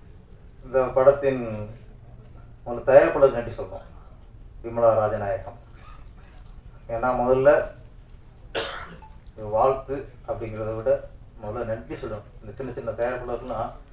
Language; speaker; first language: Tamil; native; Tamil